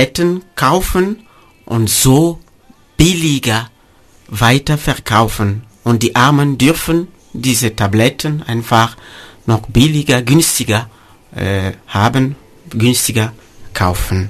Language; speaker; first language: German; non-native, fluent; Mossi